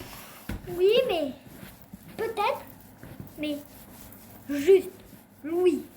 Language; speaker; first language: French; native; French